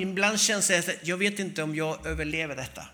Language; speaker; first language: Swedish; non-native, fluent; Spanish